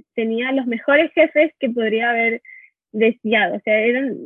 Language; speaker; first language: Spanish; native; Spanish